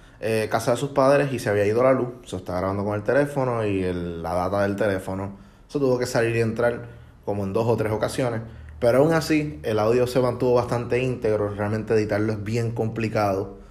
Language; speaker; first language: Spanish; native; Spanish